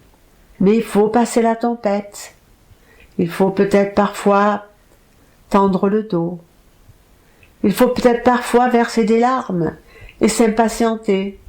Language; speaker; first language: French; native; French